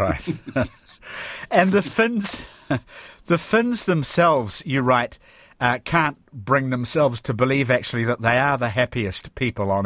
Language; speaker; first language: English; native; English